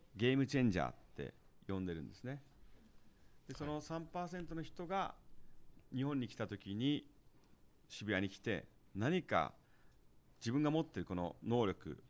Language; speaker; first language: Japanese; early bilingual, heritage; Japanese